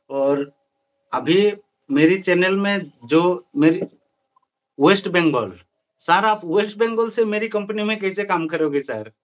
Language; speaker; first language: Hindi; non-native, local second language; Bangla